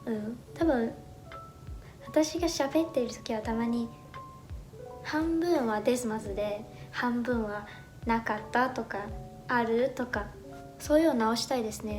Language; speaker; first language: Japanese; non-native, fluent; Chinese